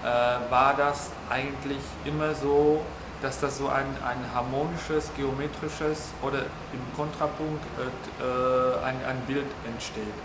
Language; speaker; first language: German; non-native, fluent; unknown